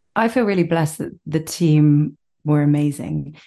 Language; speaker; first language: English; native; English